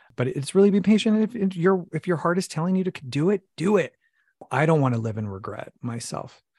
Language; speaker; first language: English; native; English